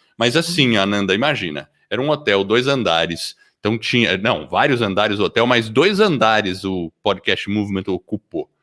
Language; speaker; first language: Portuguese; early bilingual, other home language; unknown